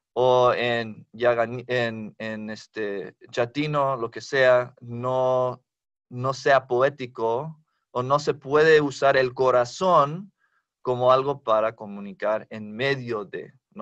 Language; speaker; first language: Spanish; non-native, fluent; English